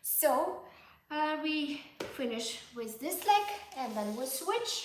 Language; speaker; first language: English; non-native, fluent; Ukrainian